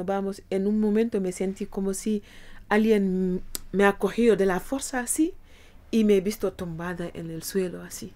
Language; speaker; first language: Spanish; non-native, fluent; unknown